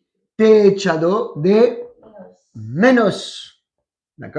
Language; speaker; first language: Spanish; non-native, fluent; French